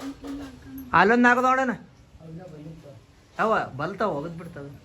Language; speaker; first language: Kannada; native; Kannada